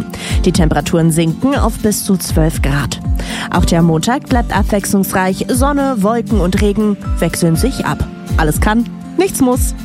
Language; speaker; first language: German; native; German